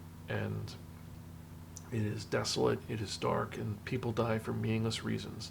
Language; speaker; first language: English; native; English